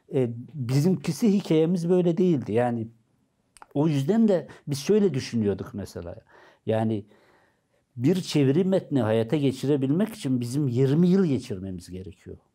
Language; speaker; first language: Turkish; non-native, local second language; Zaza